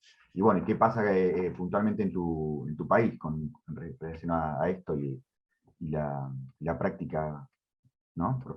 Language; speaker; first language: Spanish; native; Spanish